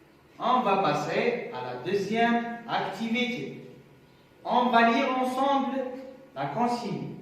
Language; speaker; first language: French; non-native, local second language; Arabic